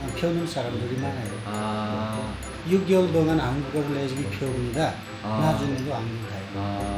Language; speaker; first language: Korean; non-native, learner; Nepali